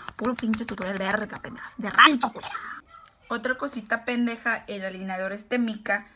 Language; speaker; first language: Spanish; early bilingual, heritage; Spanish